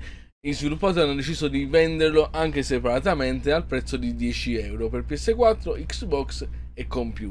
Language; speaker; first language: Italian; native; Italian